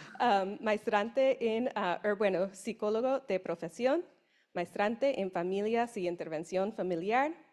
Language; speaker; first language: Spanish; non-native, learner; English